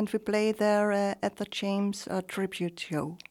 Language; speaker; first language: English; non-native, fluent; German